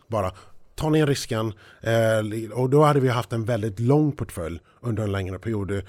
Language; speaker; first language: Swedish; early bilingual, heritage; English